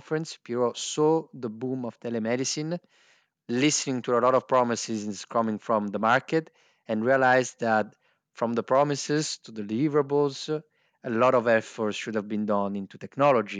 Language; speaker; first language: English; non-native, fluent; Italian